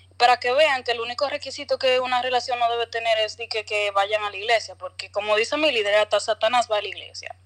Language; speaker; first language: Spanish; early bilingual, other home language; English